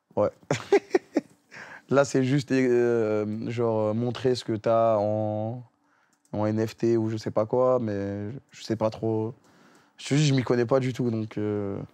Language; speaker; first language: French; native; French